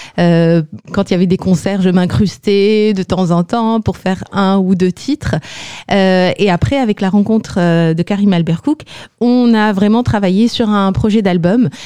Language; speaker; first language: French; non-native, local second language; Kabyle